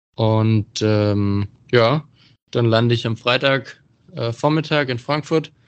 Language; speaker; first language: German; native; German